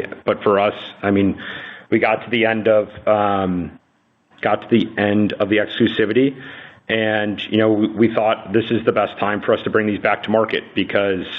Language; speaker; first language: English; native; English